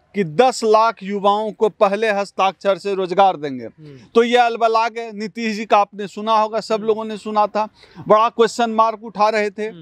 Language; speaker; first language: Hindi; native; Hindi